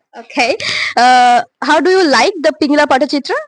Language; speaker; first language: English; non-native, learner; Bangla